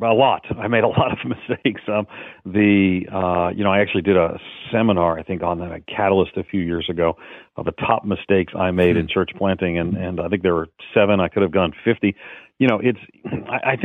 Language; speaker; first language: English; native; English